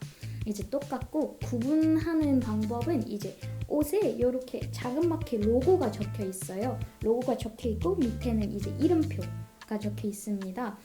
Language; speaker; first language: Korean; non-native, fluent; Malay